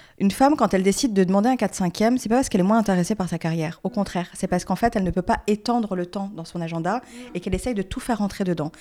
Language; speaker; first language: French; native; French